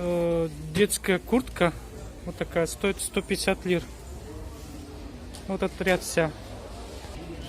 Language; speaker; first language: Russian; non-native, local second language; Kyrgyz